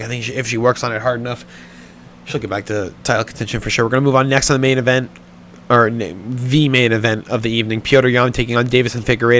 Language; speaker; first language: English; native; English